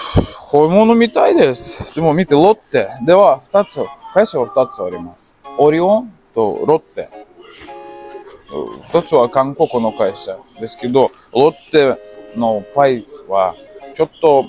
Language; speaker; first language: Japanese; non-native, learner; Russian